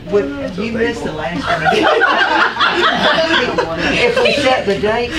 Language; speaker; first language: English; native; English